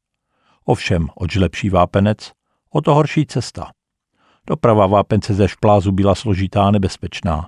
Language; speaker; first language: Czech; native; Czech